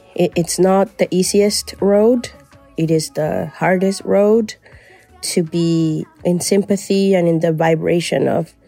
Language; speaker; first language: English; non-native, fluent; Spanish